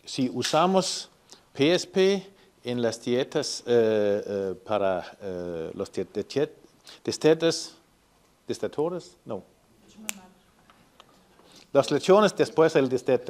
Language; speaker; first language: Spanish; non-native, fluent; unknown